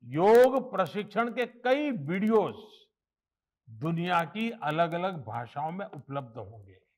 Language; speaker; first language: Hindi; non-native, local second language; Gujarati